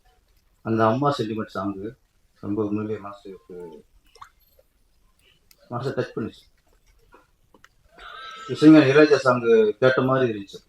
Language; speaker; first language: Tamil; native; Tamil